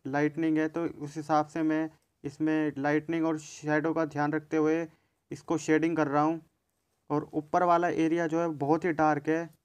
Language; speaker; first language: Hindi; native; Hindi